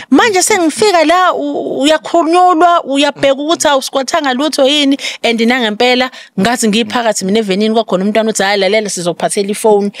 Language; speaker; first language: Zulu; native; Zulu